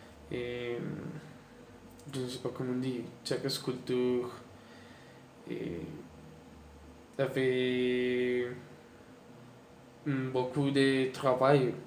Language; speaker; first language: French; non-native, learner; Spanish